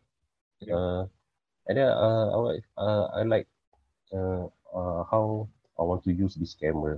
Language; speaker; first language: English; non-native, local second language; Malay